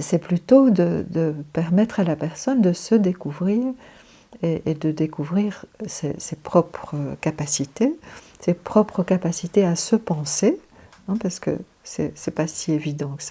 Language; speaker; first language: French; native; French